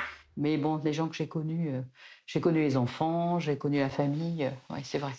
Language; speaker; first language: French; native; French